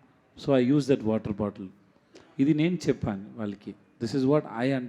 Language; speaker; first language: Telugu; non-native, learner; Tamil